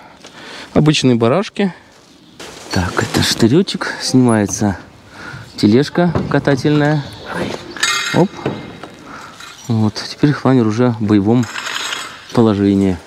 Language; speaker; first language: Russian; native; Russian